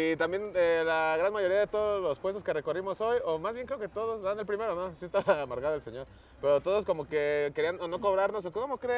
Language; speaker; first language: Spanish; native; Spanish